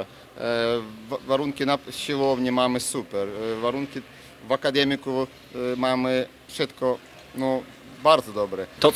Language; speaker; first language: Polish; non-native, learner; Ukrainian